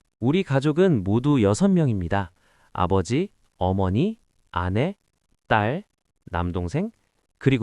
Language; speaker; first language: Korean; non-native, learner; Nepali